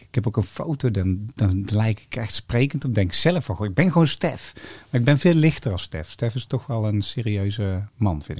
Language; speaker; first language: Dutch; native; Dutch